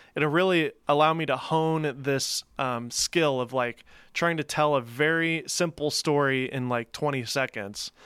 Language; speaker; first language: English; native; English